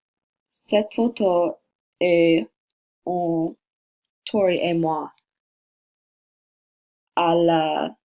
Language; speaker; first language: French; non-native, learner; English